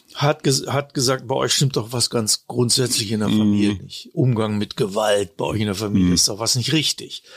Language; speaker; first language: German; native; German